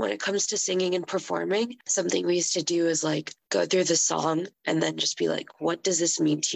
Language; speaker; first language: English; native; English